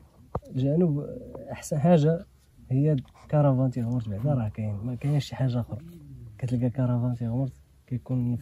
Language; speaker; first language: Arabic; native; Arabic